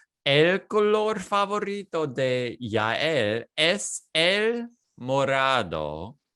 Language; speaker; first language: Spanish; non-native, fluent; English